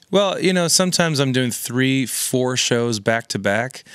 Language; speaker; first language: English; native; English